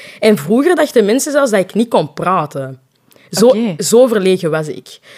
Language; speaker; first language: Dutch; non-native, local second language; French